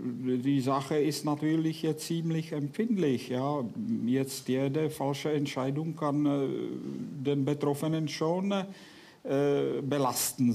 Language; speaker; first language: German; non-native, fluent; Czech